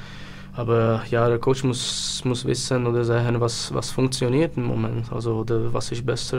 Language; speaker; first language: German; non-native, learner; Czech